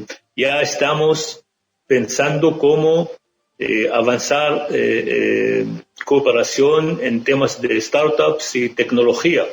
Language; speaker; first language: Spanish; non-native, fluent; Arabic